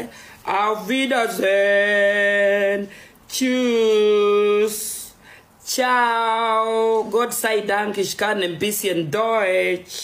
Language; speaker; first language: German; non-native, learner; Swahili